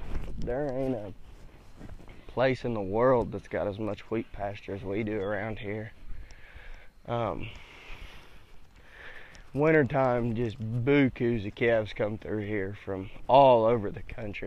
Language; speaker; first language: English; native; English